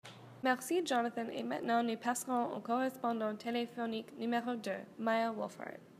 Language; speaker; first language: French; non-native, learner; English